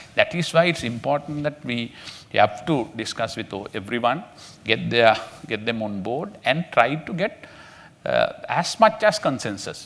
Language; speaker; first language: English; non-native, local second language; Sinhala